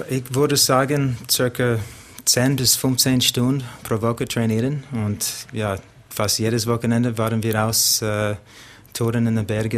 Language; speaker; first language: German; non-native, learner; English